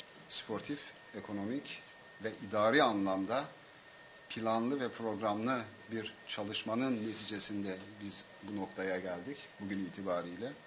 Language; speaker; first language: Turkish; native; Turkish